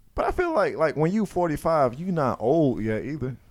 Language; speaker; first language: English; native; English